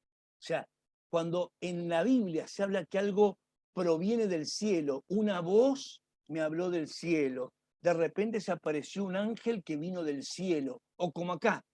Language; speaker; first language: Spanish; native; Spanish